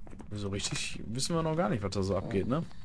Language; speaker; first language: German; native; German